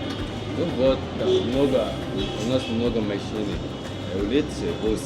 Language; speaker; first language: Russian; non-native, learner; Arabic